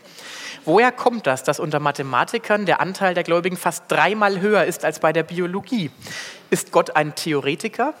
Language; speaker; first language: German; native; German